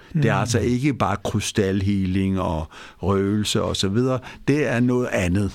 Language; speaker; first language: Danish; early bilingual, other home language; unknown